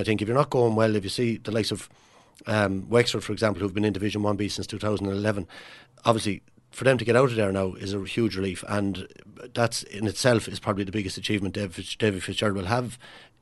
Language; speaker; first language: English; native; English